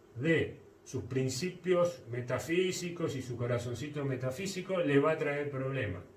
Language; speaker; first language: Spanish; native; Spanish